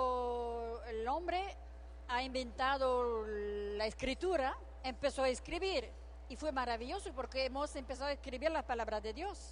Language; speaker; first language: Spanish; non-native, fluent; French